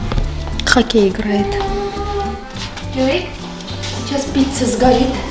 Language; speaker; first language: Russian; non-native, fluent; Armenian